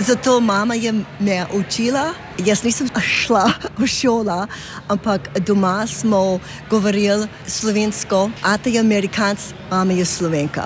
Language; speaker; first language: Slovenian; early bilingual, heritage; English